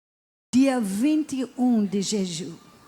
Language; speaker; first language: Portuguese; non-native, learner; English